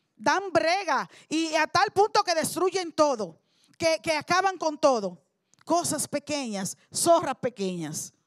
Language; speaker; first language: Spanish; native; Spanish